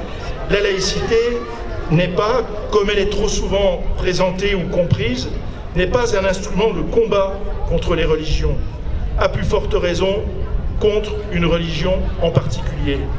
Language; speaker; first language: French; native; French